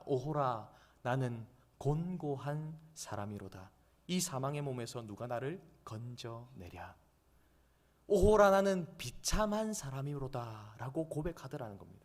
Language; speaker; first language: Korean; native; Korean